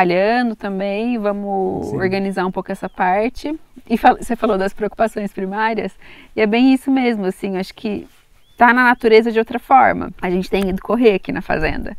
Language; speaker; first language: Portuguese; native; Portuguese